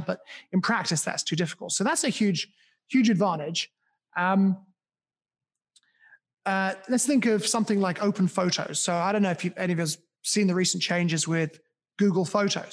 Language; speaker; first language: English; native; English